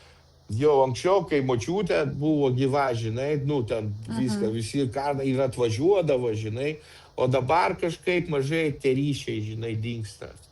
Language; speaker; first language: Lithuanian; non-native, local second language; Russian